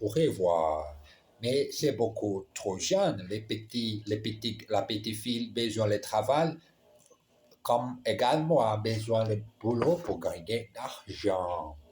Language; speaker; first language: French; non-native, learner; Portuguese